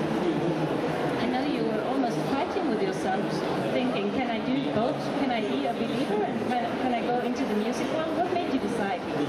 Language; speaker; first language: English; non-native, fluent; Swedish